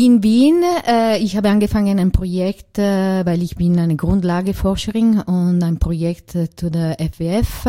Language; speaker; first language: German; non-native, learner; Italian